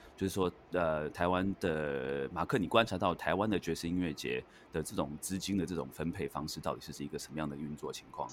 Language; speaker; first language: Chinese; native; Chinese